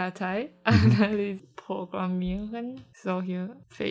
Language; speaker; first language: German; non-native, learner; Chinese